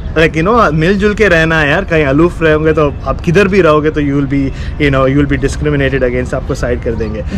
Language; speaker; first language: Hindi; non-native, local second language; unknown